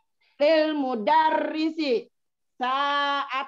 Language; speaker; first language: Arabic; non-native, learner; Indonesian